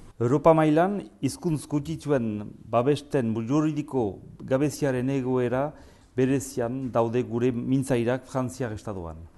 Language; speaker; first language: Basque; native; Basque